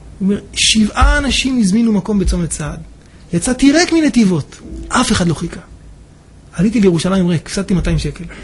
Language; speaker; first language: Hebrew; native; Hebrew